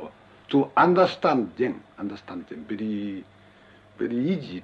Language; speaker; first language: English; non-native, learner; Japanese